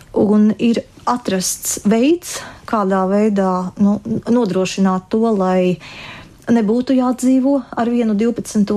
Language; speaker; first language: Latvian; native; Latvian